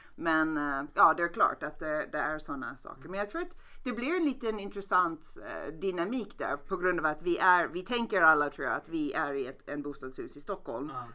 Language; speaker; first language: Swedish; non-native, fluent; English